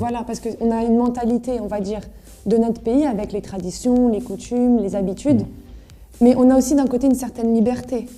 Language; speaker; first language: French; native; French